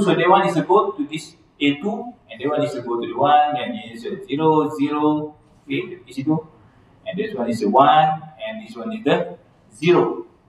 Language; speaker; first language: English; non-native, local second language; Malay